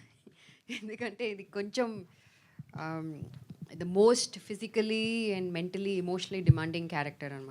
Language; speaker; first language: Telugu; non-native, fluent; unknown